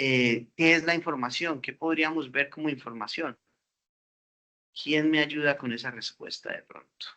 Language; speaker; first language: Spanish; native; Spanish